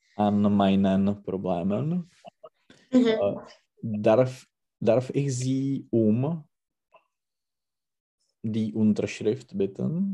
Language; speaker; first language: German; non-native, learner; Czech